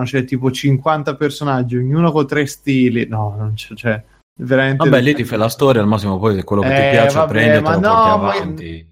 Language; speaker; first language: Italian; native; Italian